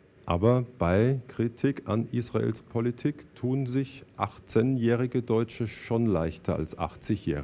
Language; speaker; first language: German; native; German